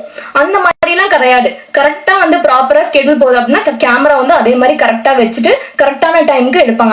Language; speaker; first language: Tamil; native; Tamil